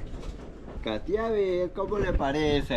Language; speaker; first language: Spanish; native; Spanish